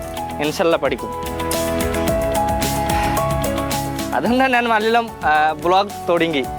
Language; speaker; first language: Malayalam; non-native, learner; Hindi